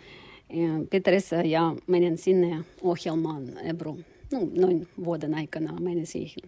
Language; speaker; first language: Finnish; non-native, learner; Russian